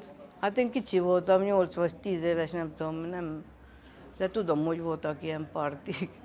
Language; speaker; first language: Hungarian; early bilingual, heritage; Hungarian